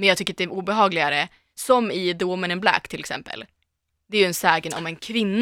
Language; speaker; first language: Swedish; native; Swedish